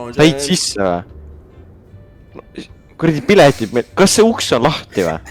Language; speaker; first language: Estonian; native; Estonian